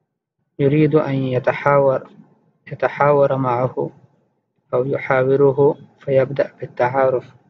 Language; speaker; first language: Arabic; non-native, fluent; Urdu